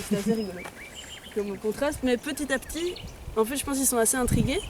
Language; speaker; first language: French; native; French